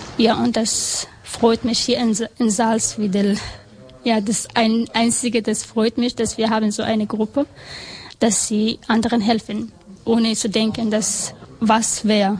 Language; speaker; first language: German; non-native, learner; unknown